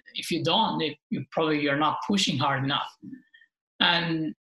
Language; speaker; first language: English; non-native, fluent; Italian